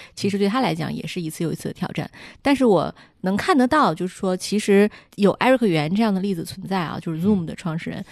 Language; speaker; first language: Chinese; native; Chinese